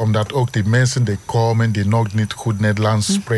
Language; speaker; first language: Dutch; non-native, learner; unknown